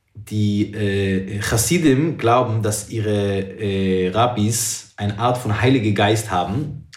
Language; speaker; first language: German; non-native, fluent; English